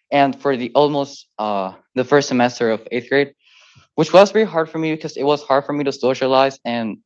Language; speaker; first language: English; early bilingual, other home language; Spanish